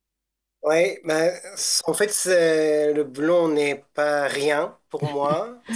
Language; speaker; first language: French; non-native, fluent; Japanese